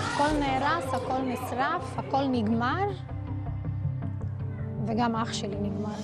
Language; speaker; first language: Hebrew; non-native, local second language; Arabic